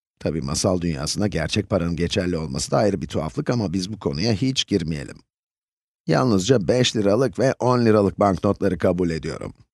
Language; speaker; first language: Turkish; native; Turkish